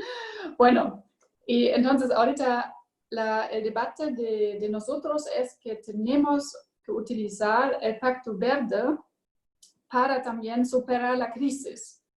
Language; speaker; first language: Spanish; non-native, learner; German